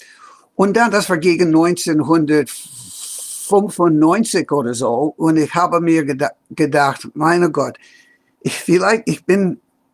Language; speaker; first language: German; non-native, fluent; English